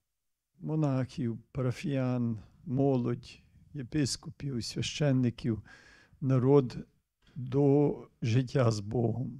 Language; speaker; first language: Ukrainian; early bilingual, heritage; Ukrainian